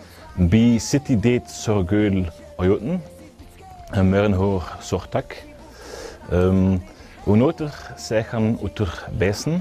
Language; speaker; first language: Mongolian; non-native, learner; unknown